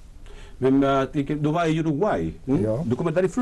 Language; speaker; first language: Swedish; non-native, fluent; Spanish